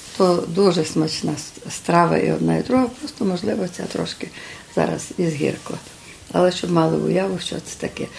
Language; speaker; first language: Ukrainian; native; Ukrainian